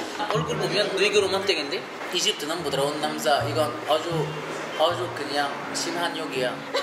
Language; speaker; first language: Korean; non-native, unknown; Arabic